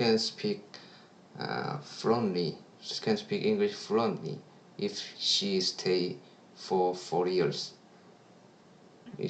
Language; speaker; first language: English; non-native, learner; Korean